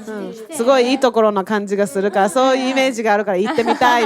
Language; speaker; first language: Japanese; native; Japanese